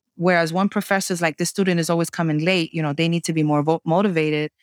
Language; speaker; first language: English; native; English